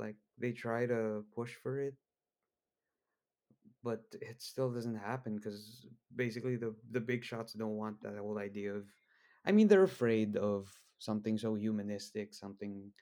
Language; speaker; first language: English; non-native, local second language; Filipino